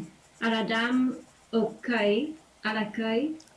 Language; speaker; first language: French; non-native, learner; English